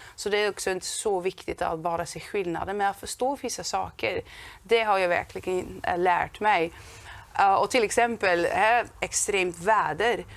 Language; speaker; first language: Swedish; non-native, fluent; Dutch